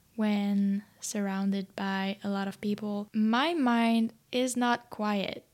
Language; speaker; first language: English; non-native, fluent; French